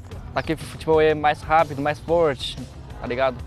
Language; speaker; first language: Portuguese; non-native, learner; Chinese